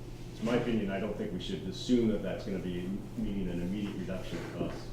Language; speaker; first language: English; native; English